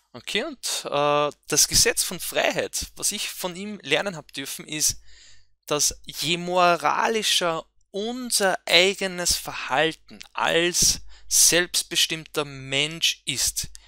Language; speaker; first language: German; native; German